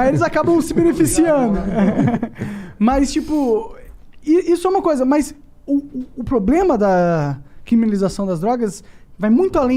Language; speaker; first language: Portuguese; native; Portuguese